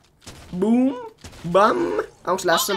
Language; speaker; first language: Finnish; native; Finnish